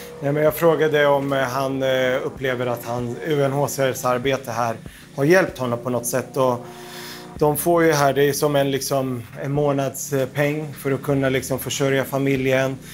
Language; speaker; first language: Swedish; early bilingual, other home language; Arabic